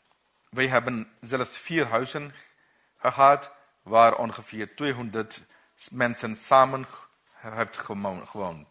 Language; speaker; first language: Dutch; non-native, learner; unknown